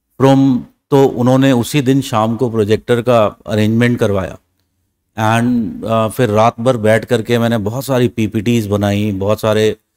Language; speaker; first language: Hindi; native; Hindi